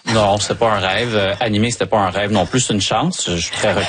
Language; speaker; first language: French; native; French